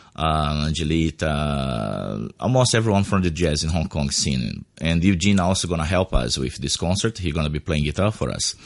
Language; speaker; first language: English; non-native, fluent; Portuguese